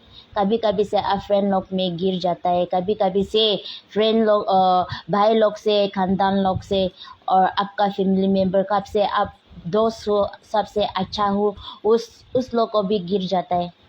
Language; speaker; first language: Hindi; non-native, local second language; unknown